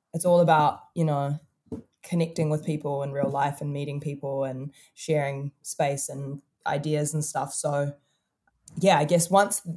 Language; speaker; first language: English; native; English